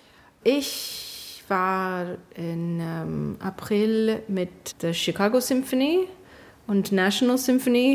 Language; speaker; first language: German; non-native, fluent; English